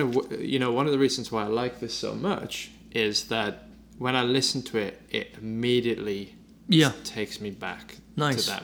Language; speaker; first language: English; native; English